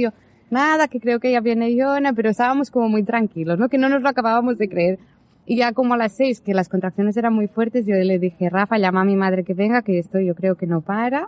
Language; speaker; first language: Spanish; native; Spanish